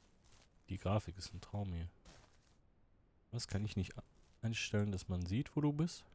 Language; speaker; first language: German; native; German